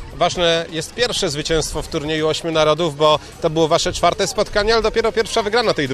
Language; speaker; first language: Polish; native; Polish